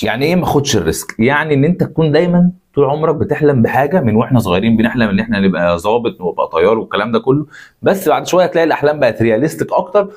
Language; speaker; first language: Arabic; native; Arabic